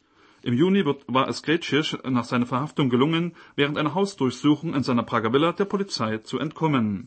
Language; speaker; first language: German; native; German